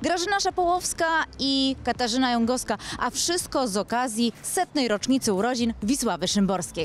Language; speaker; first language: Polish; native; Polish